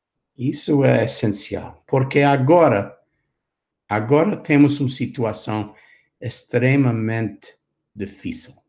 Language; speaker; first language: Portuguese; non-native, fluent; English